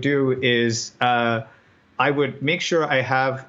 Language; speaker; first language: English; non-native, local second language; Tamil